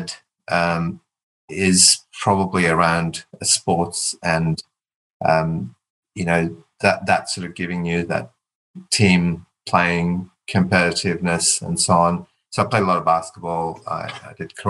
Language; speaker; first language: English; non-native, local second language; Tamil